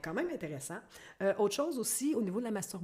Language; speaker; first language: French; native; French